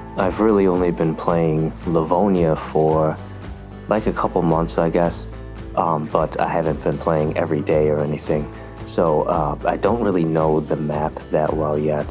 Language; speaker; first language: English; native; English